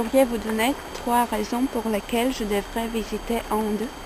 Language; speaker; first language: French; non-native, fluent; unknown